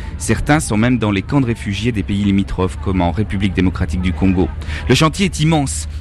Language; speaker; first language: French; native; French